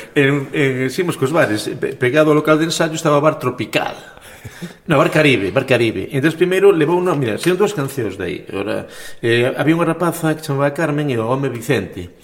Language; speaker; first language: Galician; native; Galician